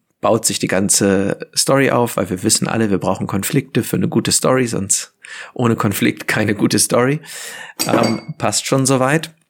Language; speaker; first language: German; native; German